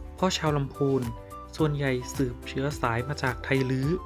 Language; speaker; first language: Thai; non-native, local second language; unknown